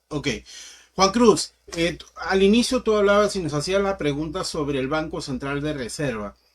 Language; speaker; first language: Spanish; native; Spanish